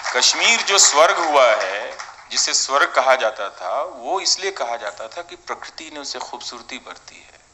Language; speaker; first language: Hindi; non-native, local second language; Bhojpuri